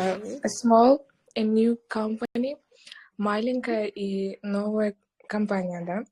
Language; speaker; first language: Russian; non-native, local second language; Kyrgyz